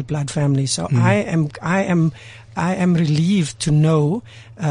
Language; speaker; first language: English; native; English